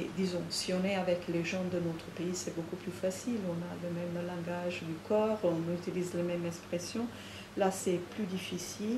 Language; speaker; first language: French; non-native, fluent; Italian